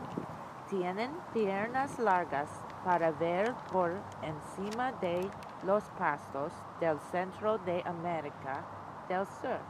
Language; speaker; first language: Spanish; non-native, learner; English